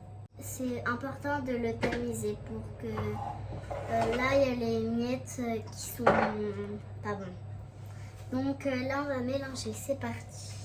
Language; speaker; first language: French; native; French